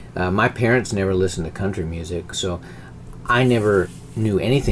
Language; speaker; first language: English; native; English